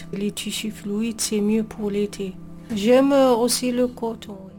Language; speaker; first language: French; non-native, local second language; Arabic